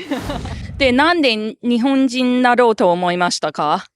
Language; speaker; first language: Japanese; non-native, fluent; English